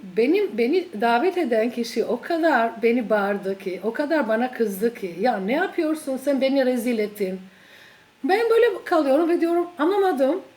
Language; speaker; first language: Turkish; non-native, fluent; Albanian